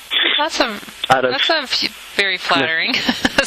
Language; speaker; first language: English; native; English